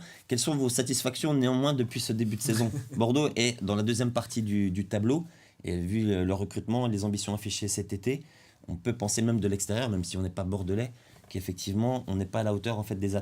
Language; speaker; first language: French; native; French